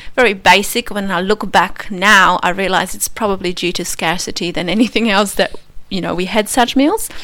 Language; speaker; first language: English; non-native, fluent; Polish